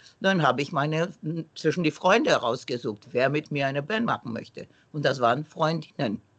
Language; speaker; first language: German; non-native, fluent; Romanian